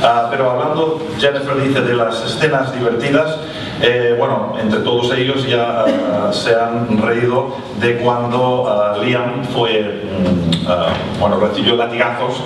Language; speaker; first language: Spanish; native; Spanish